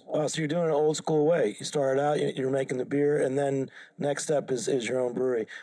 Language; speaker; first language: English; native; English